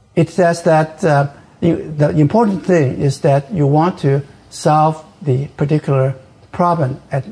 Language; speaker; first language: English; non-native, fluent; Chinese